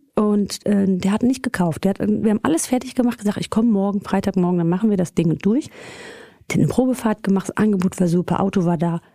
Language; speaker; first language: German; early bilingual, other home language; Greek